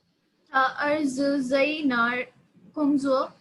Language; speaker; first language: Chinese; non-native, learner; Hindi